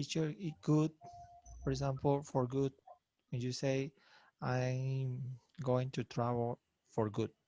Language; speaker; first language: English; non-native, learner; Spanish